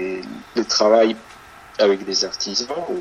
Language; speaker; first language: French; non-native, fluent; Spanish